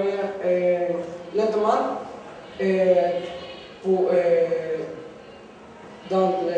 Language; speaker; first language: French; non-native, learner; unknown